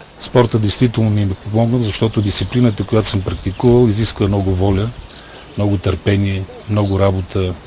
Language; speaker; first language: Bulgarian; native; Bulgarian